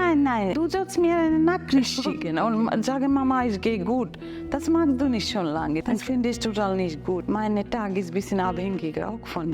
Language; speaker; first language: German; non-native, learner; Bangla